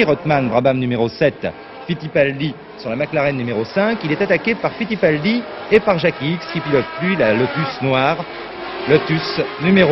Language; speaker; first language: French; native; French